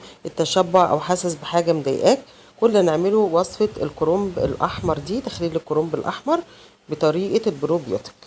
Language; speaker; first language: Arabic; native; Arabic